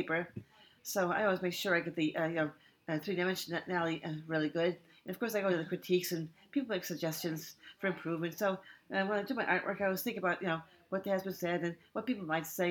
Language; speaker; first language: English; native; English